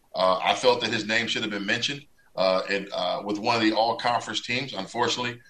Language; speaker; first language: English; native; English